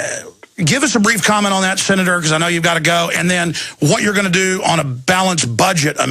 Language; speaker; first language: English; native; English